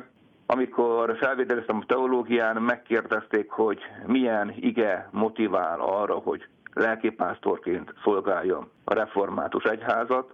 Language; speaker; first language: Hungarian; native; Hungarian